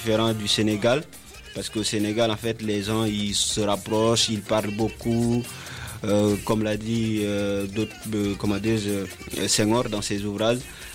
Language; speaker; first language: French; non-native, local second language; Wolof